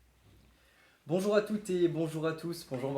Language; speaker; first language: French; native; French